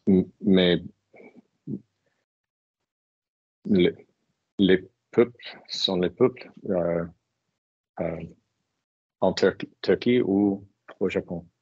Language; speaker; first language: French; non-native, learner; English